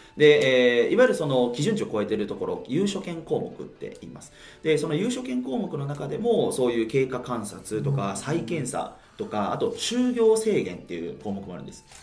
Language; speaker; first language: Japanese; native; Japanese